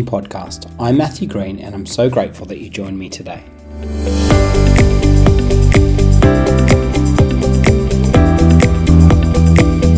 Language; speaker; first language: English; native; English